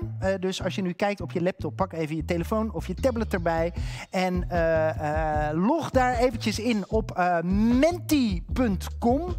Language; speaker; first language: Dutch; native; Dutch